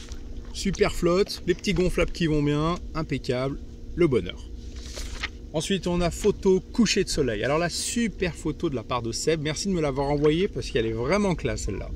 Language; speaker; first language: French; native; French